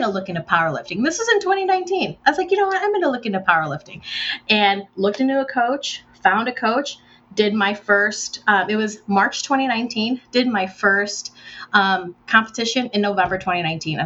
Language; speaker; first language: English; native; English